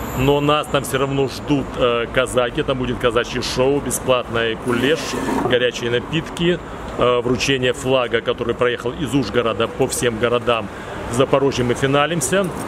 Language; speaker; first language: Russian; native; Russian